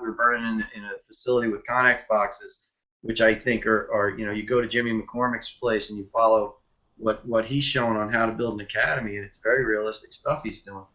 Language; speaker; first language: English; native; English